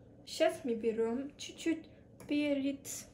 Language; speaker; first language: Russian; early bilingual, heritage; Russian